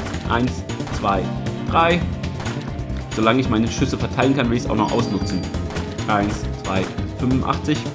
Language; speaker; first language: German; native; German